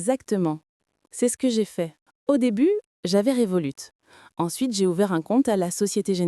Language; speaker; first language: French; non-native, fluent; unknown